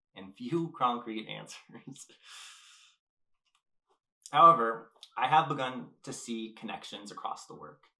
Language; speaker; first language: English; native; English